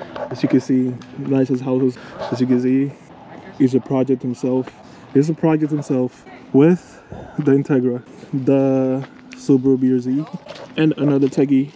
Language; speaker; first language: English; early bilingual, other home language; Spanish